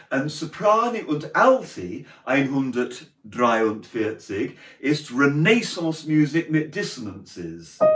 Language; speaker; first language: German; non-native, learner; English